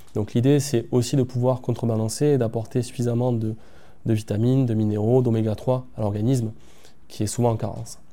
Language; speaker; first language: French; native; French